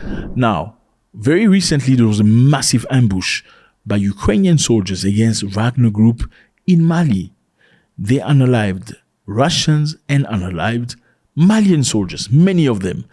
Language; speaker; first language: English; non-native, fluent; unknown